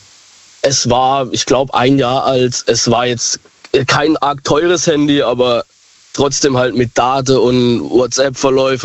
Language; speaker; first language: German; native; German